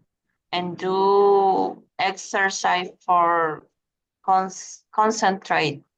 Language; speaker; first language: English; non-native, learner; Spanish